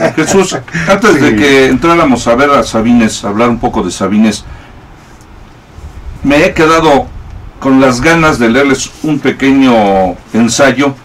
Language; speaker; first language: Spanish; native; Spanish